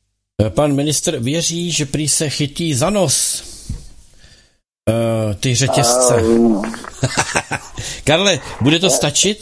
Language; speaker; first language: Czech; native; Czech